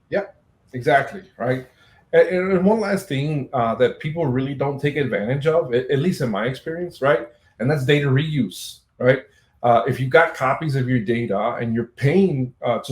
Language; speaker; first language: English; native; English